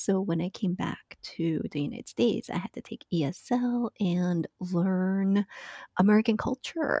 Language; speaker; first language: English; non-native, fluent; Chinese